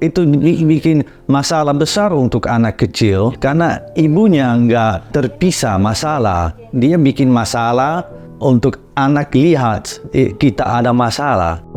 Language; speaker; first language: Indonesian; non-native, learner; Dutch